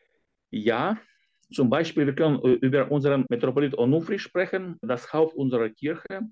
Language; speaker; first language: German; non-native, fluent; Ukrainian